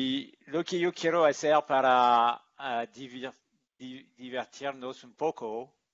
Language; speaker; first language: Spanish; non-native, learner; English